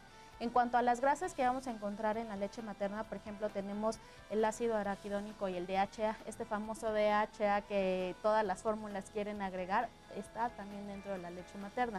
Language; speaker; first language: Spanish; native; Spanish